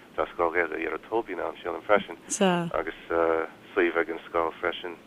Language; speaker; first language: Irish; non-native, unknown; English